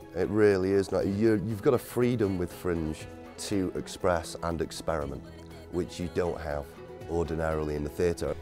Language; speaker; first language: English; native; English